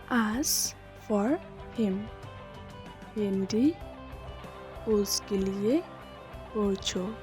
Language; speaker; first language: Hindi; non-native, local second language; Khasi